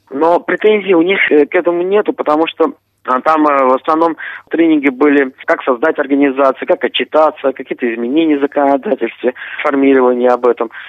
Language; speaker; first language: Russian; native; Russian